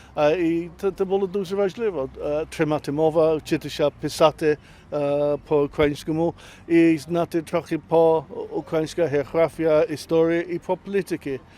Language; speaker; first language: Ukrainian; early bilingual, heritage; Ukrainian